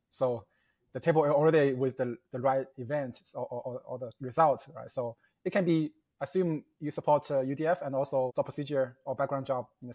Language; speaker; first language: English; non-native, fluent; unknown